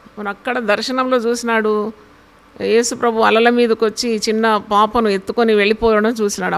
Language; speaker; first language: Telugu; non-native, local second language; Malayalam